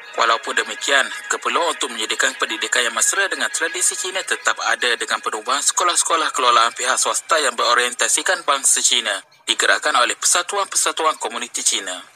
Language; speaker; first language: Malay; native; Malay